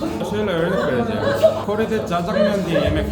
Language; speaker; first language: Turkish; non-native, learner; Korean